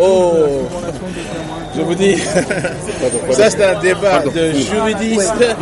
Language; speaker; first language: French; non-native, local second language; Lingala